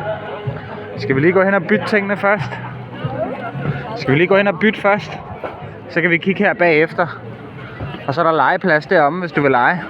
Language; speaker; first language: Danish; native; Danish